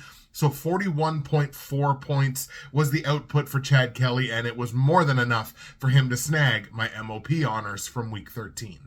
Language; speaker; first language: English; native; English